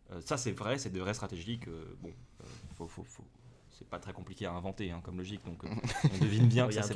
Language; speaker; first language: French; native; French